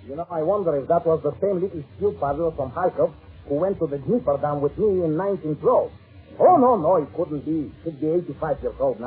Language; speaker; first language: English; non-native, fluent; Russian